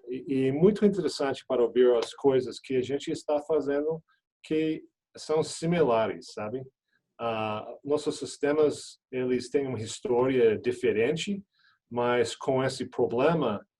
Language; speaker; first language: Portuguese; non-native, fluent; English